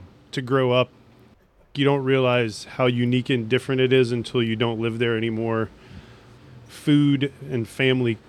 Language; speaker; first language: English; native; English